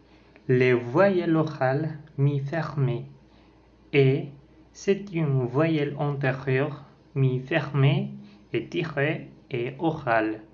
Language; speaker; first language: French; non-native, learner; Spanish